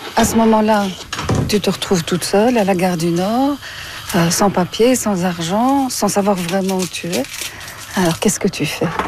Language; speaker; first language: French; native; French